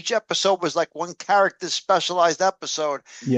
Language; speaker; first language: English; native; English